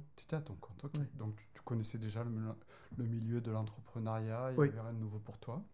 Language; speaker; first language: French; native; French